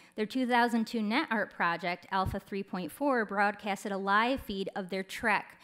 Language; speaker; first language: English; native; English